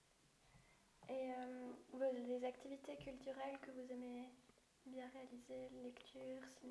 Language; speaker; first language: French; native; French